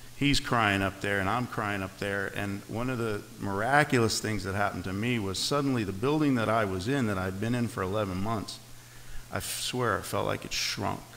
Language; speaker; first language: English; native; English